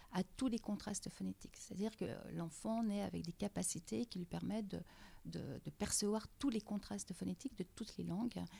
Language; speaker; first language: French; native; French